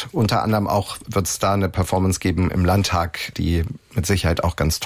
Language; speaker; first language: German; native; German